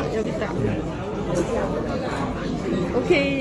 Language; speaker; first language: Korean; non-native, learner; Cantonese